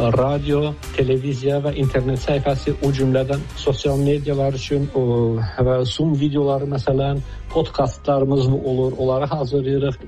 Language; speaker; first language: Azerbaijani; native; Azerbaijani